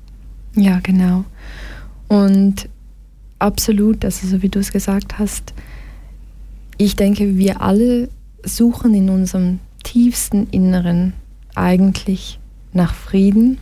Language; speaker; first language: German; early bilingual, other home language; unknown